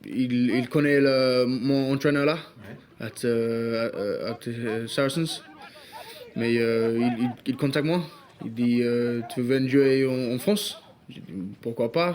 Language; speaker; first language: French; non-native, learner; English